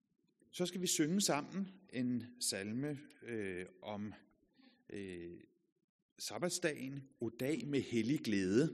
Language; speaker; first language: Danish; native; Danish